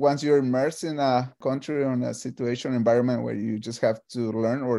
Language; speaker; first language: English; non-native, fluent; Spanish